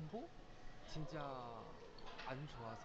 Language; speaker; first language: Korean; non-native, learner; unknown